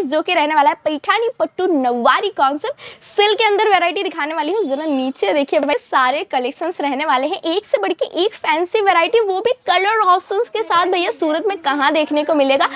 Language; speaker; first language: Hindi; native; Hindi